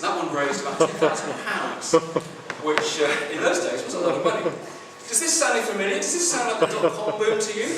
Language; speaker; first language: English; native; English